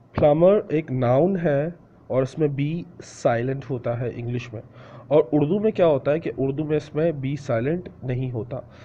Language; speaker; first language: Hindi; non-native, local second language; Punjabi